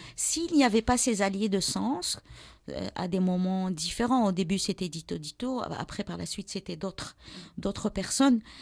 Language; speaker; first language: French; non-native, local second language; Arabic